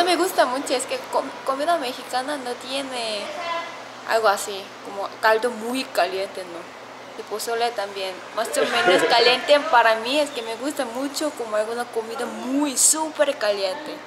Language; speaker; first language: Spanish; non-native, learner; Korean